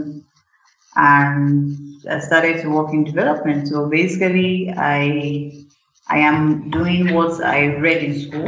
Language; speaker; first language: English; non-native, local second language; Yoruba